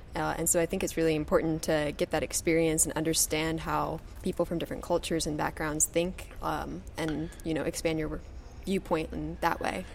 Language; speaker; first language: English; native; English